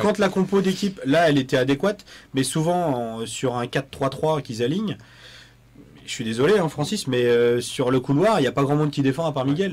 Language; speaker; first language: French; native; French